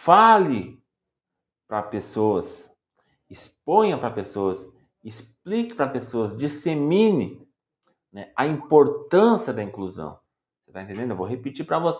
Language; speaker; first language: Portuguese; native; Portuguese